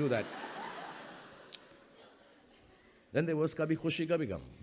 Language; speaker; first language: English; non-native, local second language; Hindi